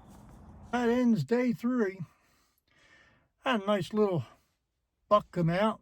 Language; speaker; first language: English; native; English